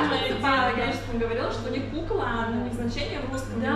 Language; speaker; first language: Russian; native; Russian